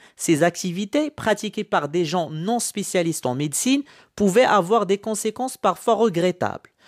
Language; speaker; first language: French; non-native, local second language; Arabic